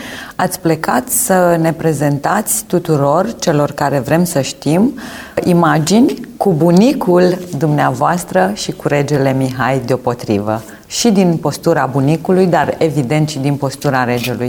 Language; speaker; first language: Romanian; native; Romanian